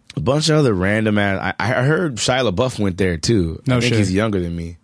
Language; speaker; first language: English; native; English